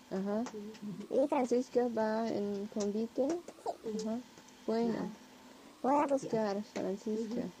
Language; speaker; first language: Spanish; non-native, learner; English